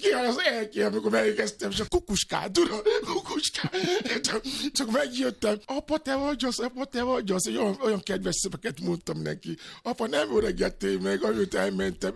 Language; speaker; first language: Hungarian; non-native, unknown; Yoruba